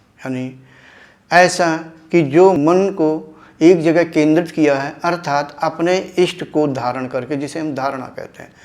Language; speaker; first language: Hindi; native; Hindi